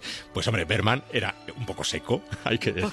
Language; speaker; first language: Spanish; native; Spanish